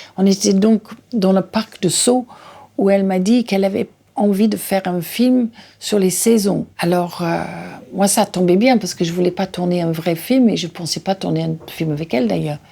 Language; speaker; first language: French; non-native, fluent; English